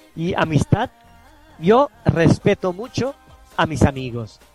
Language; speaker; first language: Spanish; non-native, fluent; Bangla